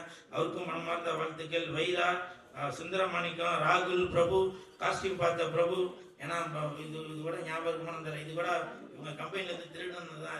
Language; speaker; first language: Tamil; native; Tamil